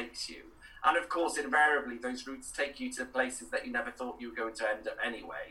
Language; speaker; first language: English; non-native, local second language; Welsh